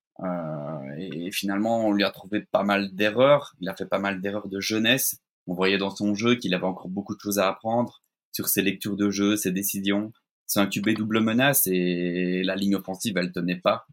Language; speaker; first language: French; native; French